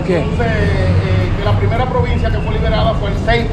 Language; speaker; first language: Spanish; native; Spanish